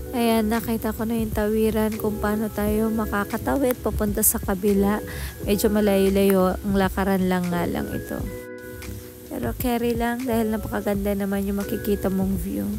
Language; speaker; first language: Filipino; native; Filipino